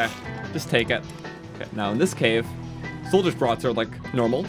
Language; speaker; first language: English; native; English